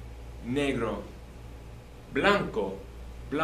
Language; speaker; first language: Spanish; non-native, fluent; English